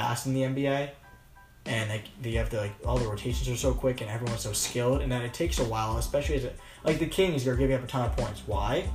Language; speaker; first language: English; native; English